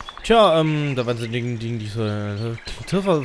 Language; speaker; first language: German; native; German